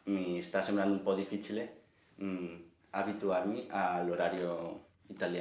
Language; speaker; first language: Italian; non-native, learner; Spanish